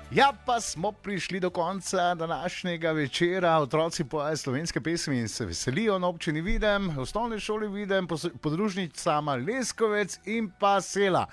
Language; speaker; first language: Slovenian; native; Slovenian